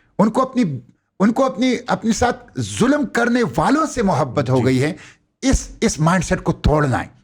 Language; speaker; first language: Urdu; non-native, local second language; Pashto